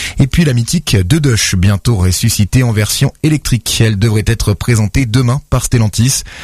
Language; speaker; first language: French; native; French